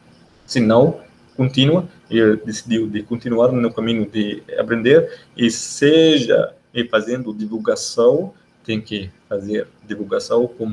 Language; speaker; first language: Portuguese; non-native, learner; Arabic